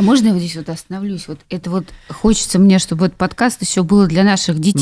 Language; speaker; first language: Russian; native; Russian